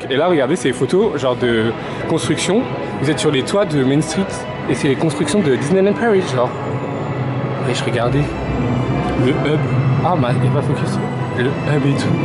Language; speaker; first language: French; native; French